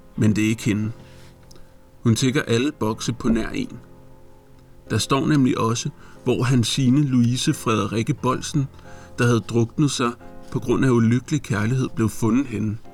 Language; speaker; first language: Danish; native; Danish